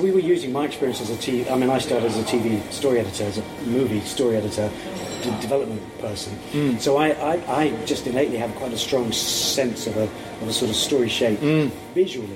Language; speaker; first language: English; native; English